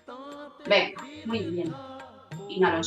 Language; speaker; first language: Spanish; native; Spanish